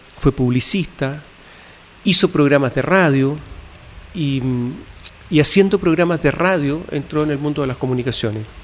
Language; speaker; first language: Spanish; native; Spanish